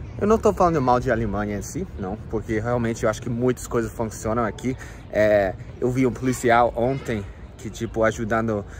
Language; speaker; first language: Portuguese; non-native, fluent; English